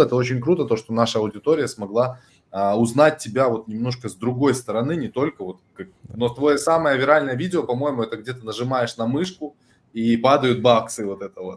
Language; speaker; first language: Russian; native; Russian